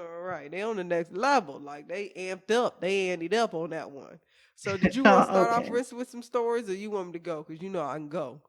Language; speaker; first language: English; native; English